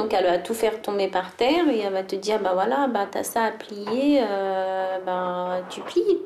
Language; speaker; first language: French; early bilingual, other home language; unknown